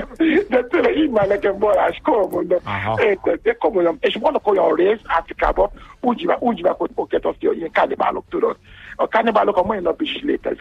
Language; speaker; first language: Hungarian; non-native, learner; Yoruba